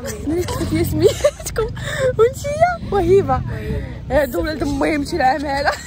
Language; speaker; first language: Arabic; native; Arabic